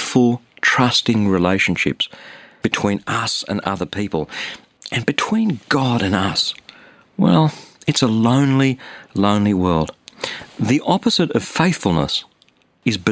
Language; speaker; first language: English; native; English